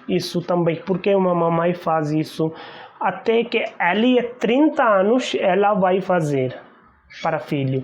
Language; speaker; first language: Portuguese; non-native, learner; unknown